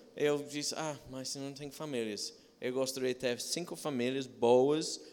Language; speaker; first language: Portuguese; non-native, fluent; English